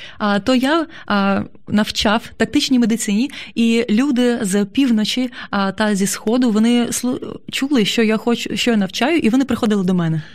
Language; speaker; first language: Ukrainian; native; Ukrainian